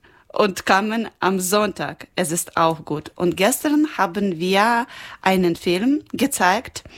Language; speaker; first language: German; non-native, learner; Ukrainian